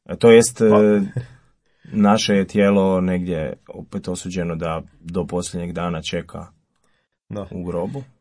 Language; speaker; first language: Croatian; native; Croatian